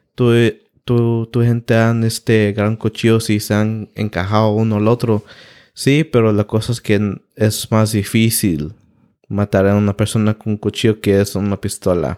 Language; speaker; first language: Spanish; early bilingual, heritage; Spanish